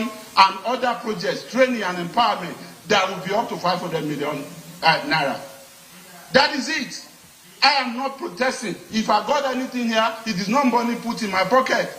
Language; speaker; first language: English; non-native, local second language; Yoruba